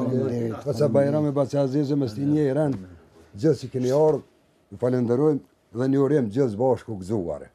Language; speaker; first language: Albanian; native; Albanian